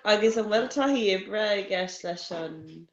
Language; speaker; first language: Irish; non-native, local second language; English